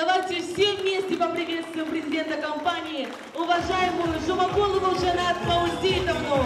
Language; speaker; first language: Russian; native; Russian